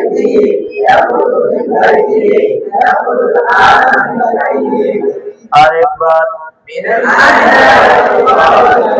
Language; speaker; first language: Arabic; non-native, fluent; Bangla